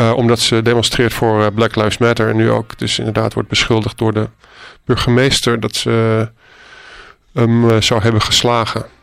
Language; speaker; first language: Dutch; native; Dutch